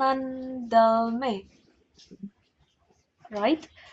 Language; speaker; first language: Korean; non-native, learner; English